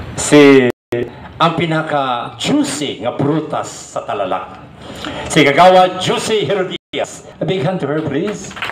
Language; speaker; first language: Cebuano; native; Cebuano